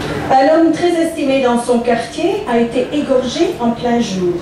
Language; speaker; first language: French; non-native, local second language; Dutch